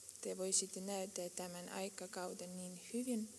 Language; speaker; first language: Finnish; non-native, fluent; Russian